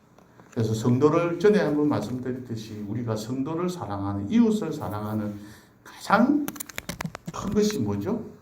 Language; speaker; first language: Korean; native; Korean